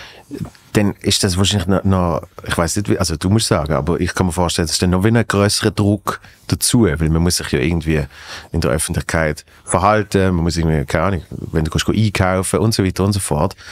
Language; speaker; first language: German; native; German